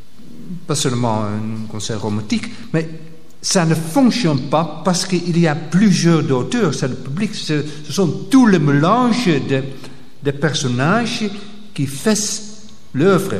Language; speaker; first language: French; non-native, local second language; Dutch